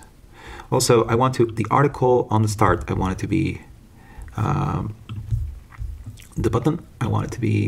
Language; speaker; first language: English; non-native, fluent; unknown